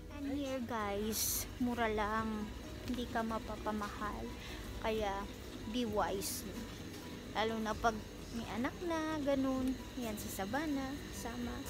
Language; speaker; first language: Filipino; non-native, local second language; Hiligaynon